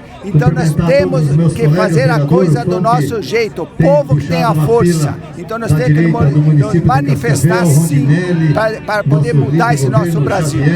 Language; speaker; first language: Portuguese; native; Portuguese